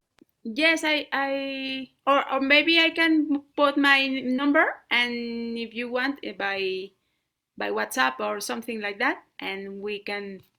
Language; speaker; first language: English; non-native, learner; Spanish